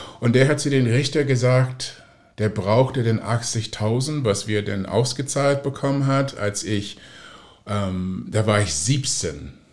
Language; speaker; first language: German; non-native, fluent; English